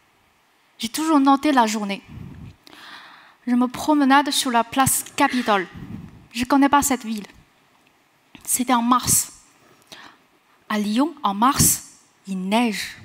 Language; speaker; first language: French; non-native, fluent; Chinese